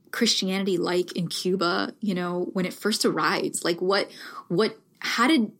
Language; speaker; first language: English; early bilingual, other home language; Spanish